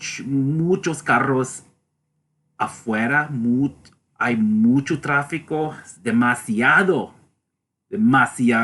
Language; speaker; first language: Spanish; non-native, learner; English